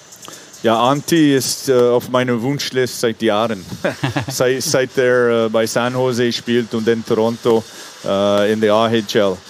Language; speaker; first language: German; non-native, fluent; English